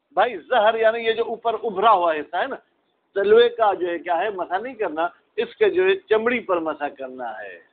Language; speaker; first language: Urdu; non-native, local second language; Sindhi